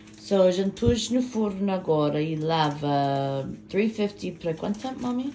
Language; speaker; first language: Portuguese; early bilingual, heritage; Portuguese